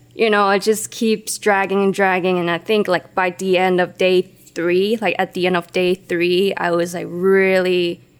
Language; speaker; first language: English; non-native, local second language; Cantonese